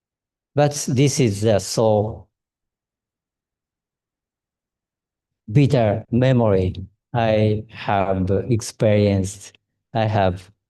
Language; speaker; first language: English; non-native, fluent; Japanese